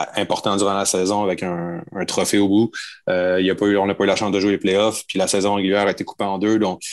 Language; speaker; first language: French; native; French